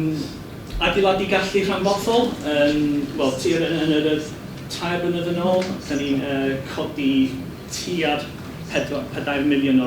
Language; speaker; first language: Welsh; non-native, learner; English